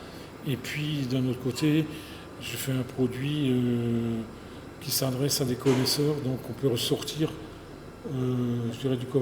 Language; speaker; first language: French; native; French